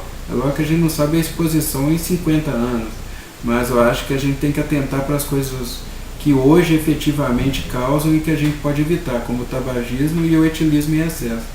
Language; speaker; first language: Portuguese; native; Portuguese